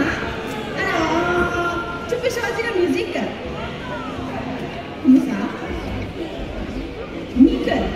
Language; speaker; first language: French; non-native, learner; Japanese